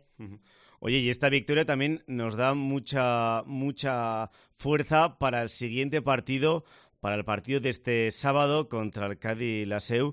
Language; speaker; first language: Spanish; native; Spanish